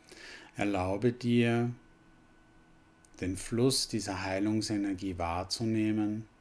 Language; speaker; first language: German; native; German